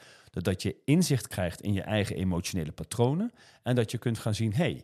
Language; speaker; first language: Dutch; native; Dutch